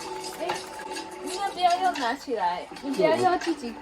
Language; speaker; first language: Chinese; early bilingual, heritage; Chinese